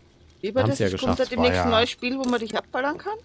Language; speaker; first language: German; native; German